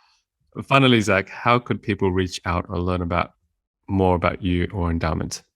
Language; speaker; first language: English; native; English